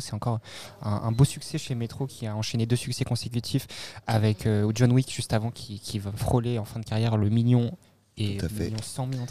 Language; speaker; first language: French; native; French